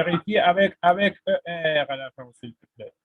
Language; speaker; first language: French; non-native, fluent; Russian